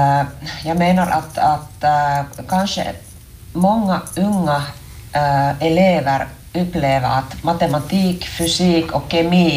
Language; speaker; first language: Swedish; non-native, local second language; Finnish